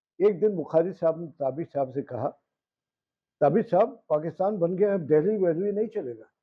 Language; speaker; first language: Urdu; native; Urdu